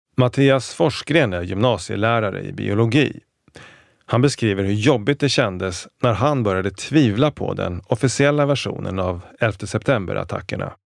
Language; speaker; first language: Swedish; native; Swedish